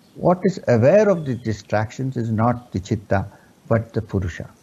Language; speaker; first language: English; non-native, local second language; Urdu